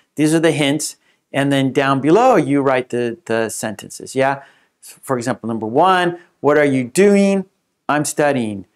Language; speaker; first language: English; native; English